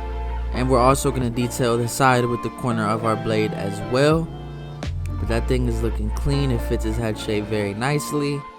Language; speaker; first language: English; native; English